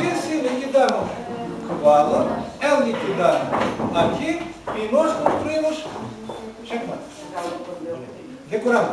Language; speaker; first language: Portuguese; non-native, learner; Ukrainian